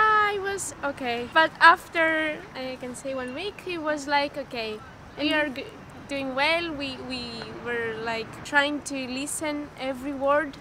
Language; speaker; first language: English; non-native, fluent; Greek